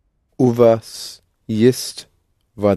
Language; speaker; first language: Russian; non-native, learner; English